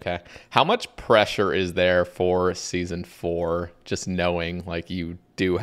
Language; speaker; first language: English; native; English